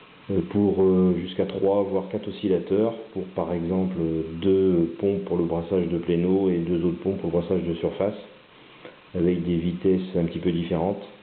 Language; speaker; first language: French; native; French